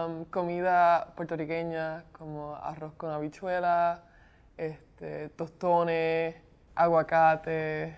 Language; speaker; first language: Spanish; native; Spanish